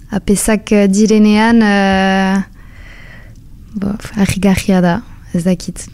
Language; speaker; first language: Basque; non-native, local second language; French